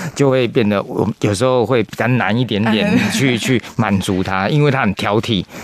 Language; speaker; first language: Chinese; non-native, local second language; Min Nan Chinese